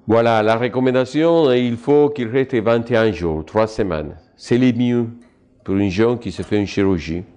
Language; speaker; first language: French; non-native, fluent; Spanish